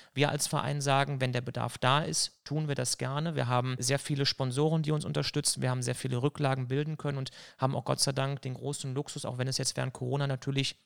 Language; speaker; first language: German; native; German